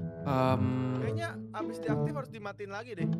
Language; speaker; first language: Indonesian; native; Indonesian